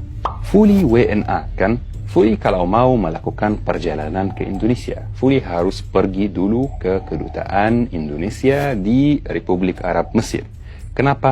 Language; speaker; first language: Indonesian; non-native, fluent; Arabic